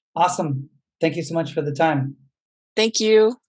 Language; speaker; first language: English; native; English